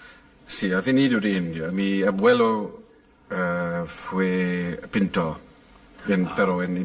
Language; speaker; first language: Spanish; non-native, fluent; English